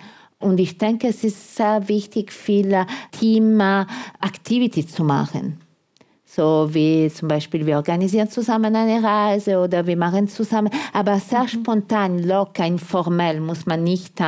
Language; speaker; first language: German; non-native, fluent; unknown